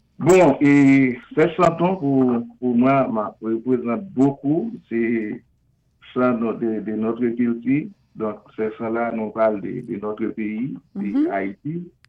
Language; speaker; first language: French; non-native, local second language; Haitian Creole